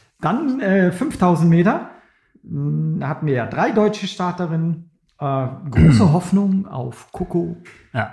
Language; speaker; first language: German; native; German